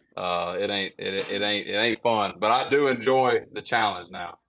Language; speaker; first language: English; native; English